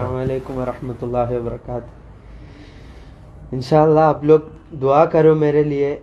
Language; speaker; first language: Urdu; non-native, local second language; Malayalam